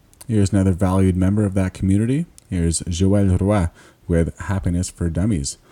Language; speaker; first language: English; early bilingual, other home language; French